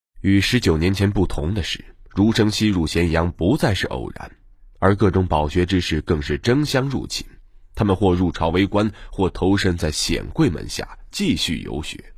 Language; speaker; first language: Chinese; native; Chinese